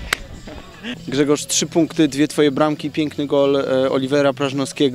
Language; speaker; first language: Polish; native; Polish